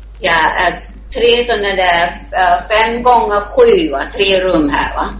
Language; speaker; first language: Swedish; non-native, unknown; Thai